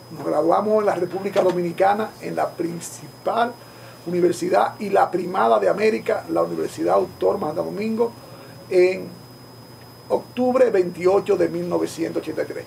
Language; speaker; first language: Spanish; native; Spanish